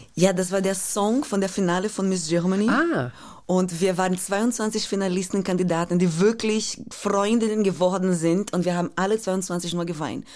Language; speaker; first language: German; non-native, fluent; Portuguese